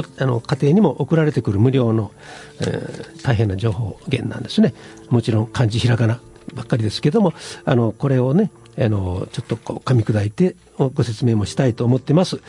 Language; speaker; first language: Japanese; native; Japanese